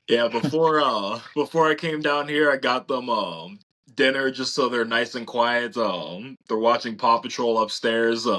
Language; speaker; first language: English; native; English